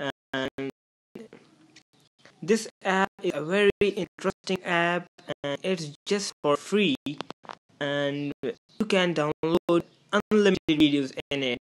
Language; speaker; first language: English; non-native, fluent; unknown